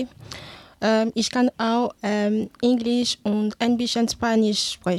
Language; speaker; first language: German; non-native, learner; Ewe